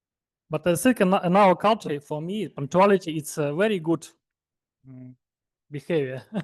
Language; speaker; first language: English; non-native, learner; Russian